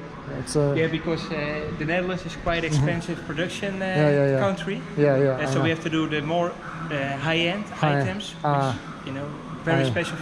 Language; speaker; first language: English; non-native, fluent; Dutch